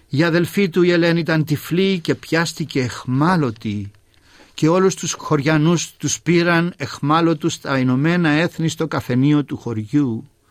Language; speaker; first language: Greek; native; Greek